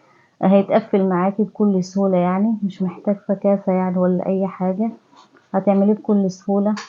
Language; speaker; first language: Arabic; native; Arabic